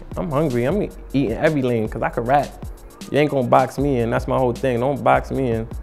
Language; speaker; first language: English; native; English